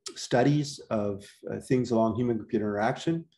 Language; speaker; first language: English; native; English